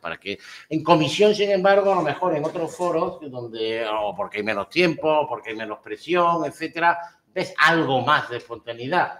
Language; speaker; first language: Spanish; native; Spanish